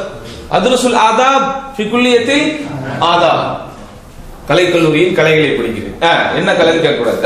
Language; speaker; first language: Arabic; non-native, fluent; Tamil